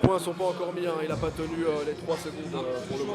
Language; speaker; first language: French; native; French